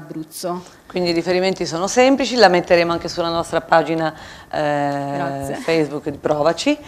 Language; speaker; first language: Italian; native; Italian